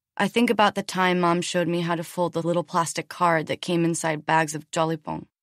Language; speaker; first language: English; native; English